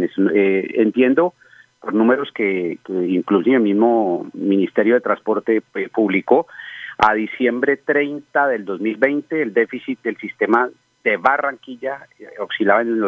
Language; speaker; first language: Spanish; native; Spanish